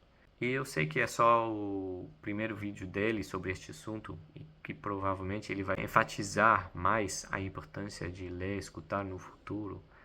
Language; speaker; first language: Portuguese; non-native, fluent; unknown